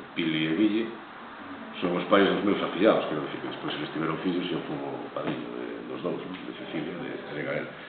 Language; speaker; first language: Galician; native; Galician